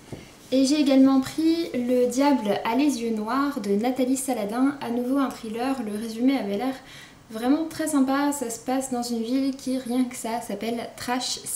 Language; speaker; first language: French; native; French